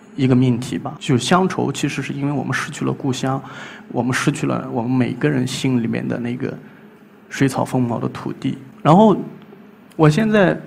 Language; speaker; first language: Chinese; native; Chinese